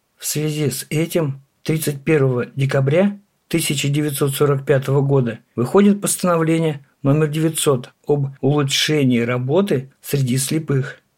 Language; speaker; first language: Russian; native; Russian